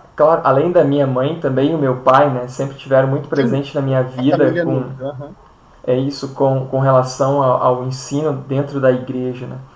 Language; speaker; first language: Portuguese; native; Portuguese